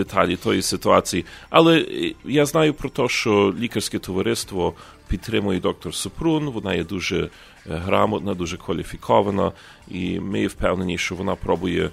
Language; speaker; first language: Ukrainian; early bilingual, heritage; Ukrainian